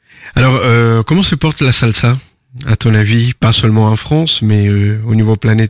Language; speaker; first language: French; native; French